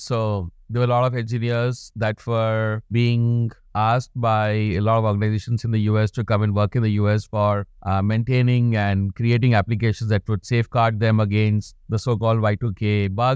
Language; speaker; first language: English; non-native, local second language; Hindi